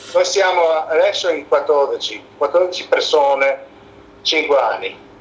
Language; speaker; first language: Italian; non-native, learner; English